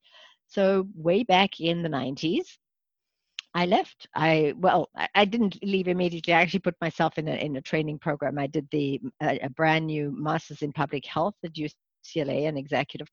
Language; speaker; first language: English; native; English